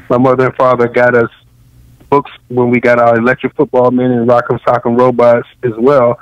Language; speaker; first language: English; native; English